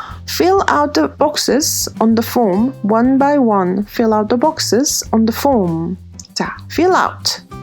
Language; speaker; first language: English; non-native, fluent; Korean